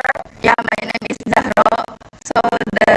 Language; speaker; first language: English; non-native, learner; Indonesian